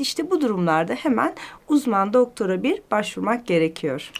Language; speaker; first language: Turkish; native; Turkish